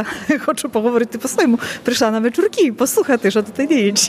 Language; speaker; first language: Polish; non-native, local second language; Belarusian